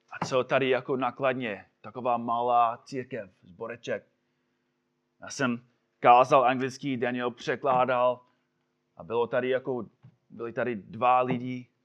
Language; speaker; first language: Czech; non-native, fluent; English